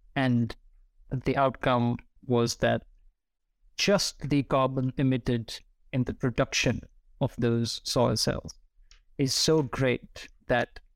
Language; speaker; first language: English; non-native, local second language; Hindi